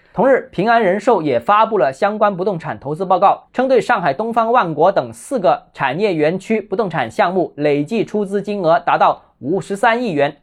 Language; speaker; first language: Chinese; native; Chinese